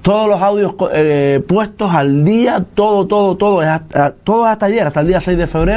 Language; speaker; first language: Spanish; native; Spanish